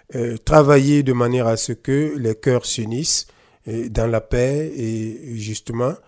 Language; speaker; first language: French; non-native, local second language; Mossi